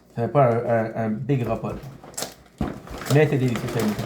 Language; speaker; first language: French; native; French